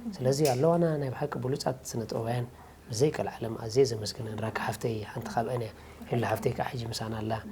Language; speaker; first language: Tigrinya; native; Tigrinya